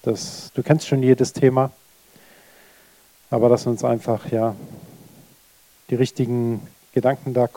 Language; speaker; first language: German; native; German